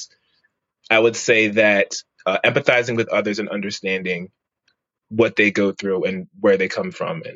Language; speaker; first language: English; native; English